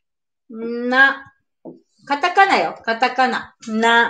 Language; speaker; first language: Japanese; native; Japanese